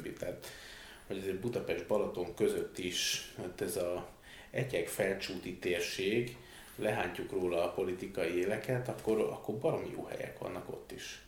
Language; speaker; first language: Hungarian; native; Hungarian